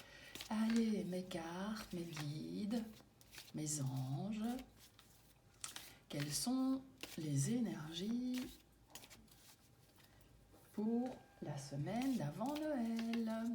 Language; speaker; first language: French; native; French